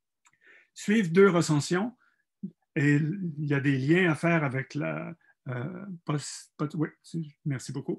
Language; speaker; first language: French; native; French